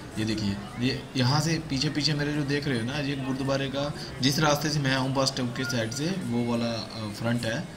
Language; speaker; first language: Hindi; non-native, local second language; Punjabi